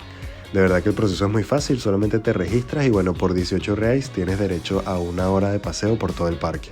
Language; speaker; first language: Spanish; native; Spanish